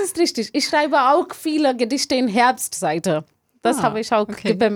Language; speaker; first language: German; non-native, learner; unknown